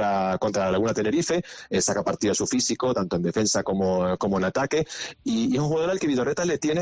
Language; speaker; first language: Spanish; native; Spanish